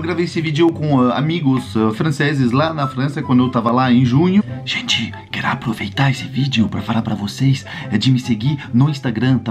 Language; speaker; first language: Portuguese; non-native, fluent; French